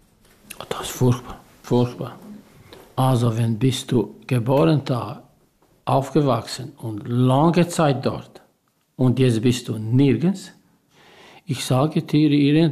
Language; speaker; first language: German; non-native, learner; Albanian